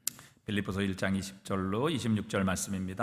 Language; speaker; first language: Korean; native; Korean